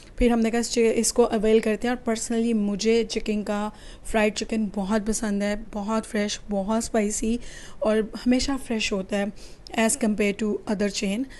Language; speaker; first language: Urdu; native; Urdu